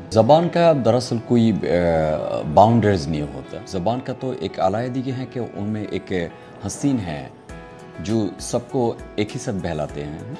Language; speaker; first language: Urdu; non-native, fluent; Bangla